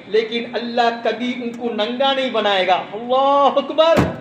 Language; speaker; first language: Hindi; non-native, local second language; Tamil